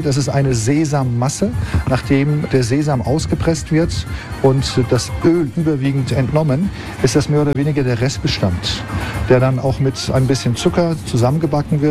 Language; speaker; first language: German; non-native, fluent; Turkish